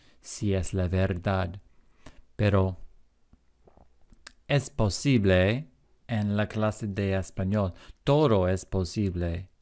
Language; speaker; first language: Spanish; non-native, fluent; English